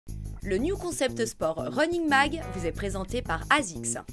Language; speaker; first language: French; native; French